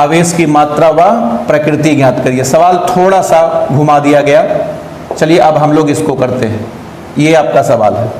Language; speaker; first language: Hindi; native; Hindi